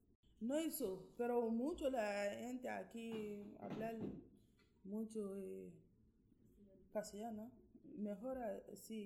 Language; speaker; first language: Spanish; non-native, learner; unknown